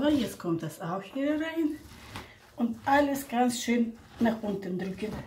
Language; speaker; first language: German; non-native, local second language; Russian